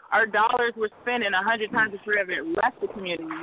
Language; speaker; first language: English; native; English